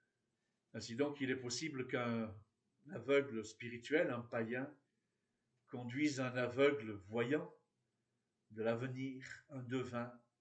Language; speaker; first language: French; native; French